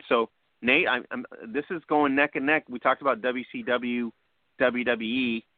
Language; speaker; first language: English; early bilingual, other home language; Spanish